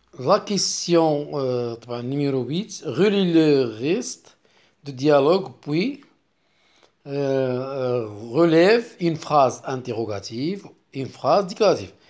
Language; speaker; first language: French; non-native, local second language; Arabic